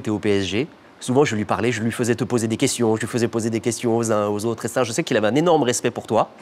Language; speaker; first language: French; native; French